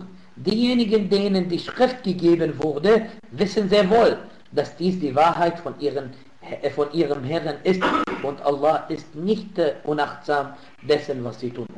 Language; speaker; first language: German; non-native, fluent; Arabic